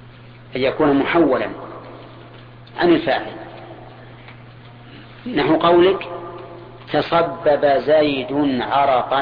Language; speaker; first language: Arabic; native; Arabic